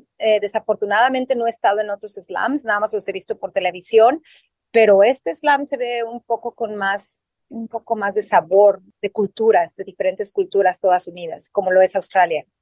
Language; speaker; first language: Spanish; native; Spanish